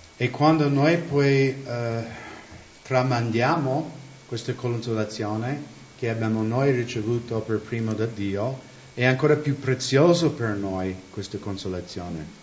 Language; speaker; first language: Italian; non-native, fluent; English